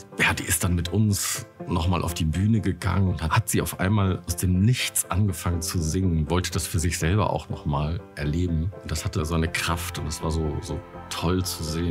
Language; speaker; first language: German; native; German